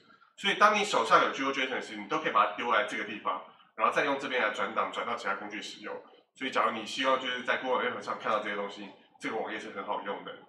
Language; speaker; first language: Chinese; native; Chinese